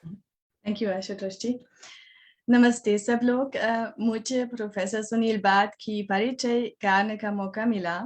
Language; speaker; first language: Hindi; non-native, learner; German